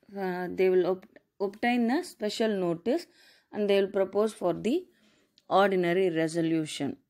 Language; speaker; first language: English; non-native, local second language; Tamil